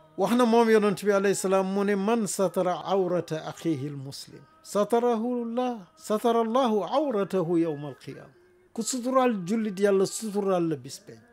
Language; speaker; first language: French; non-native, local second language; Wolof